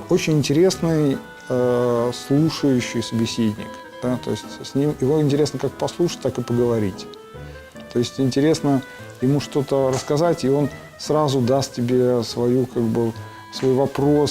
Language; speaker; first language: Russian; native; Russian